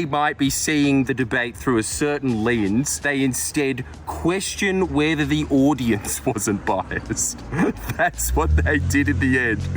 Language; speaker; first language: English; native; English